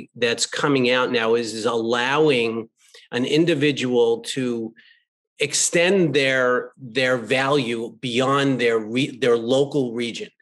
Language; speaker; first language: English; native; English